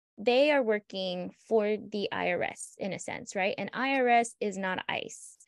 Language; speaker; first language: English; native; English